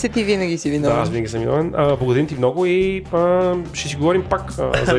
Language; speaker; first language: Bulgarian; native; Bulgarian